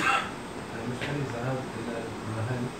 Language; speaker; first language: Arabic; non-native, learner; Urdu